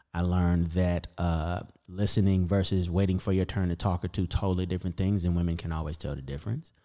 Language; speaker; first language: English; native; English